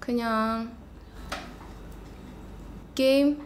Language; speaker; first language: Korean; non-native, learner; Indonesian